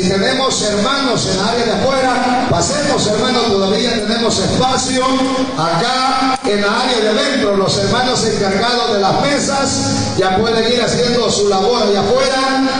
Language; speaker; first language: Spanish; native; Spanish